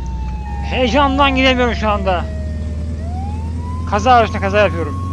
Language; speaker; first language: Turkish; native; Turkish